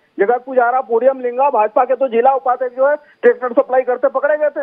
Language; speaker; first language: Hindi; native; Hindi